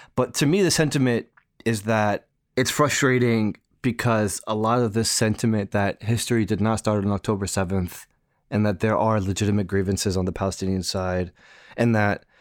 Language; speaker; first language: English; native; English